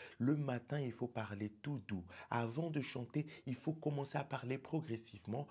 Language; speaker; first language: French; non-native, local second language; Lingala